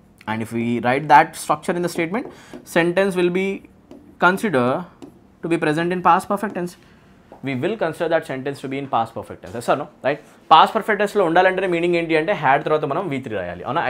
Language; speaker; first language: English; non-native, local second language; Telugu